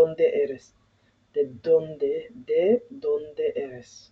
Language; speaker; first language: Spanish; non-native, learner; Somali